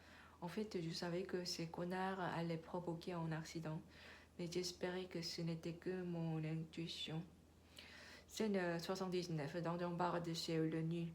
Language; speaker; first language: French; non-native, learner; Korean